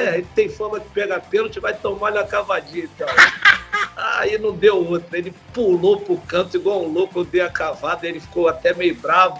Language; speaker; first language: Portuguese; native; Portuguese